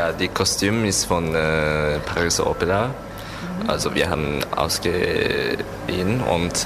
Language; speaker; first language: German; non-native, learner; Japanese